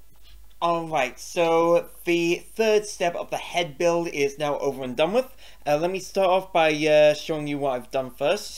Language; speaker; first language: English; native; English